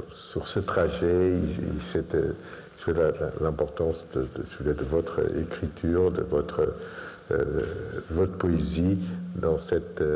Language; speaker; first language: French; non-native, fluent; Portuguese